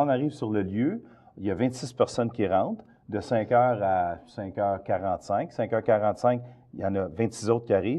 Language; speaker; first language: French; native; French